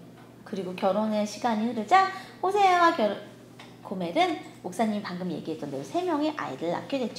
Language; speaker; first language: Korean; native; Korean